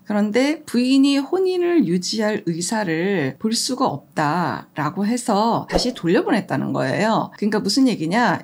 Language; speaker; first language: Korean; native; Korean